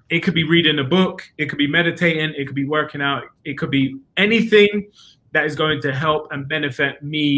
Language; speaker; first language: English; native; English